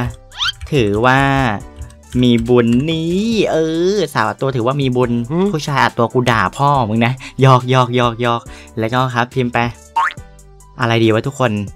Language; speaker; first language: Thai; native; Thai